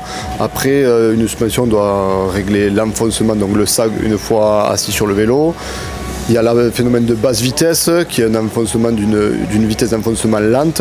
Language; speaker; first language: French; native; French